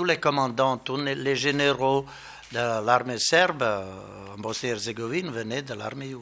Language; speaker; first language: French; non-native, learner; Bosnian